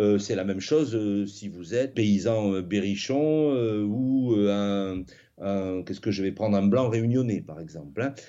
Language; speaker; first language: French; native; French